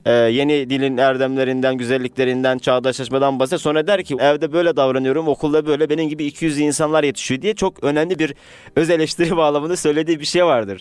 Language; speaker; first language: Turkish; native; Turkish